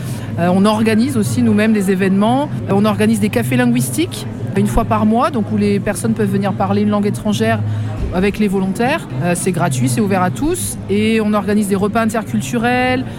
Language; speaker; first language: French; native; French